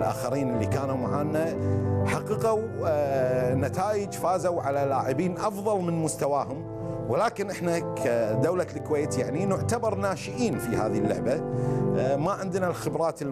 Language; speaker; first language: Arabic; native; Arabic